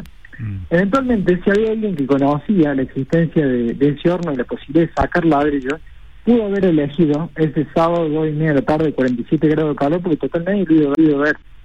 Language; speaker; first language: Spanish; native; Spanish